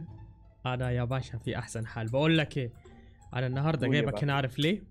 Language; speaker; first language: Arabic; native; Arabic